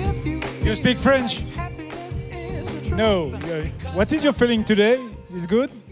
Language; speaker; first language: English; non-native, learner; French